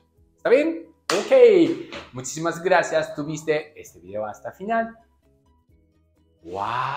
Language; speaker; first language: Spanish; non-native, learner; Japanese